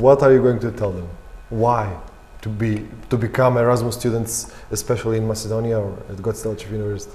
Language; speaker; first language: English; non-native, fluent; Macedonian